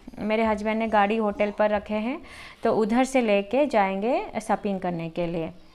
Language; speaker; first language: Hindi; non-native, local second language; Odia